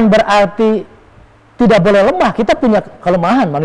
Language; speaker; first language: Indonesian; native; Indonesian